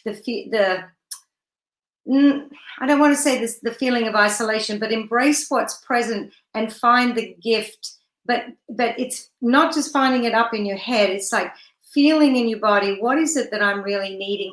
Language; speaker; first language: English; native; English